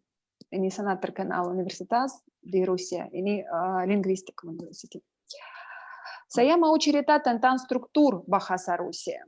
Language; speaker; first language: Indonesian; non-native, learner; Russian